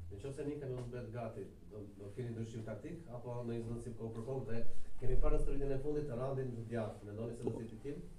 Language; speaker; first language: Albanian; native; Albanian